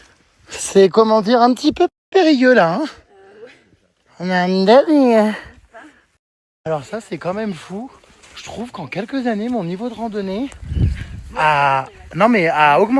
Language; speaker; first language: French; native; French